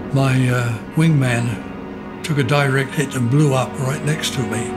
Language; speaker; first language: English; native; English